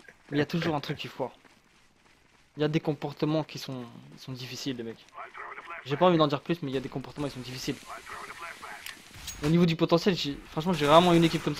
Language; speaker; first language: French; native; French